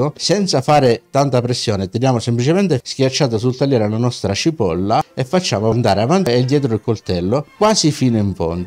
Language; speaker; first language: Italian; native; Italian